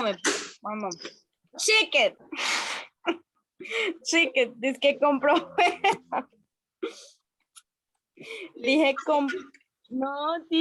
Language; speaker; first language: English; non-native, learner; Spanish